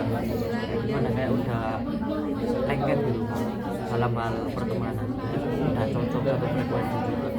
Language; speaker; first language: Indonesian; native; Indonesian